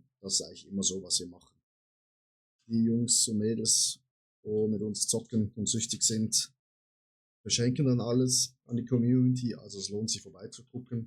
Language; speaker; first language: German; native; German